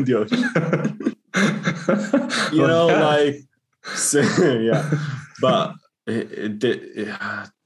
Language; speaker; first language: English; non-native, fluent; Macedonian